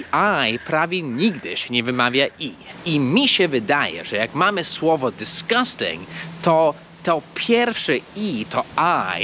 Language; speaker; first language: Polish; non-native, fluent; English